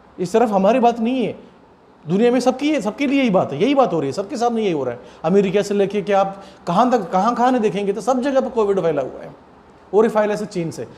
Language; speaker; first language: Hindi; non-native, local second language; Malayalam